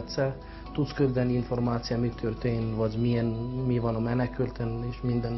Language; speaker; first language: Hungarian; non-native, learner; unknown